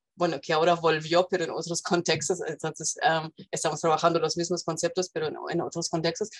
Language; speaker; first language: Spanish; non-native, fluent; German